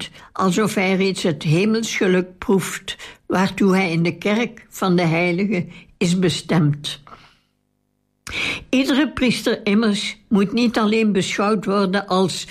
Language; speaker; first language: Dutch; native; Dutch